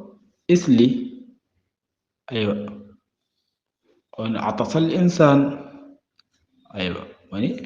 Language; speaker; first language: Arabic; non-native, fluent; Fula